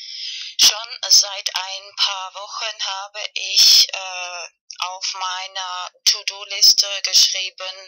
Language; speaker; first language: German; non-native, fluent; Spanish